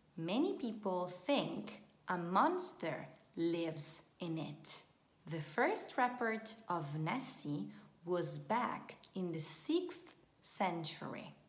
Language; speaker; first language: English; non-native, fluent; Italian